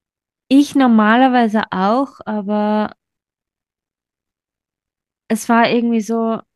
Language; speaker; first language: German; native; German